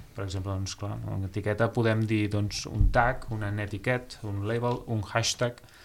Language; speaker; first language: Catalan; native; Catalan